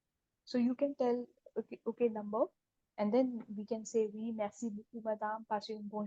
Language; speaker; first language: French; non-native, fluent; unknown